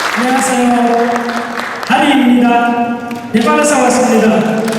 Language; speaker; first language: Korean; non-native, learner; Nepali